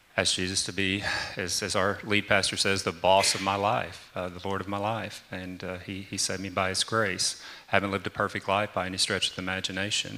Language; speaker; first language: English; native; English